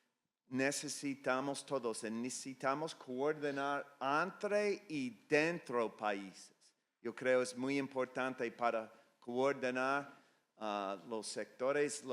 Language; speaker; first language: Spanish; non-native, fluent; English